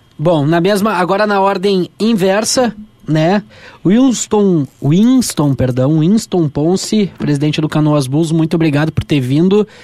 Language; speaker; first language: Portuguese; native; Portuguese